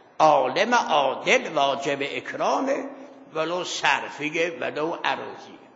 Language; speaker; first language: Persian; non-native, local second language; Azerbaijani